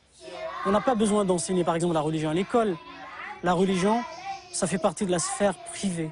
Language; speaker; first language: French; non-native, local second language; Kabyle